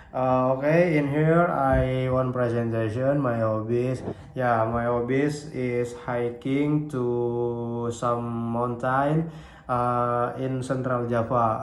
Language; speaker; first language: English; non-native, learner; Indonesian